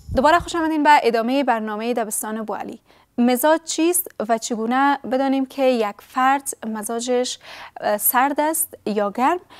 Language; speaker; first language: Persian; native; Persian